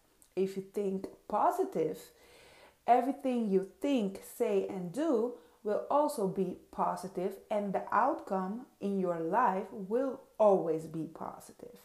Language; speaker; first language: English; non-native, fluent; Dutch